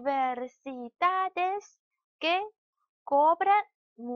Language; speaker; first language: Spanish; non-native, fluent; Chinese